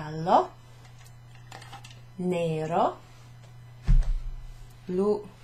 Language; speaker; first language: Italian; non-native, fluent; English